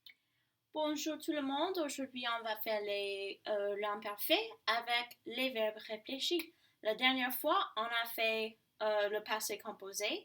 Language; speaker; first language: French; non-native, fluent; English